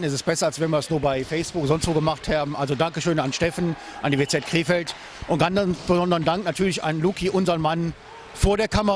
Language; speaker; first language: German; native; German